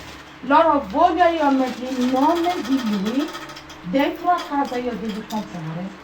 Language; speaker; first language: Italian; non-native, learner; Nigerian Pidgin